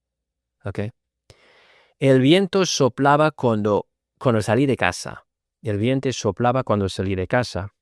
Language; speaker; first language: Spanish; non-native, fluent; English